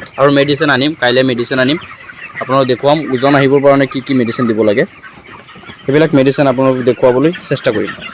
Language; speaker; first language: Assamese; native; Assamese